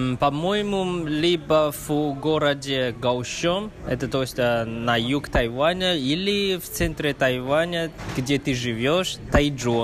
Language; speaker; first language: Russian; non-native, fluent; Chinese